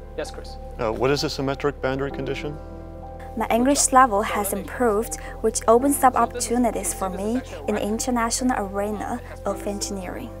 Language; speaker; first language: English; non-native, fluent; Chinese